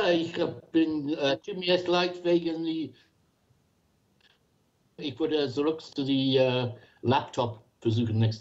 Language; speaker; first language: German; non-native, learner; English